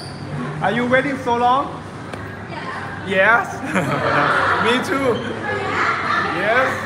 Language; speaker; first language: English; non-native, learner; Thai